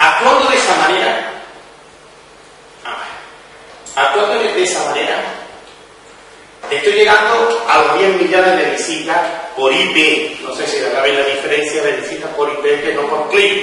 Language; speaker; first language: Spanish; native; Spanish